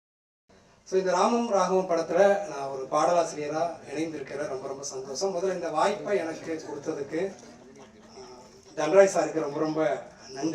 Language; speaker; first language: Tamil; native; Tamil